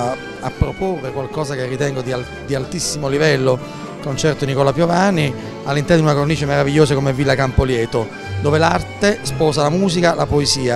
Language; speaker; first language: Italian; native; Italian